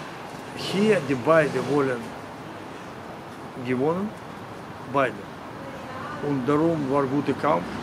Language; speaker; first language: German; non-native, learner; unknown